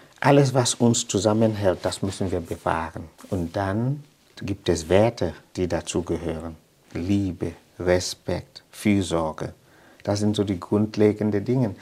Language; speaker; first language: German; non-native, fluent; English